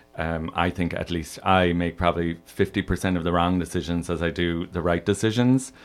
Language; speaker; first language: English; native; English